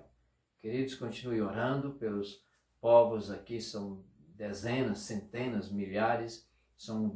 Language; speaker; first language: Portuguese; native; Portuguese